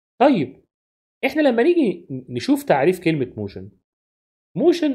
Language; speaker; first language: Arabic; native; Arabic